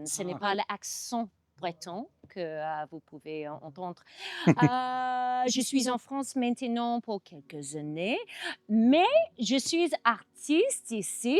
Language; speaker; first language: French; non-native, learner; English